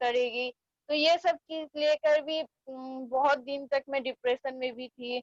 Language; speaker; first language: Hindi; non-native, fluent; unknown